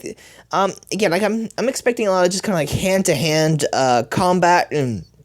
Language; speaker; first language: English; native; English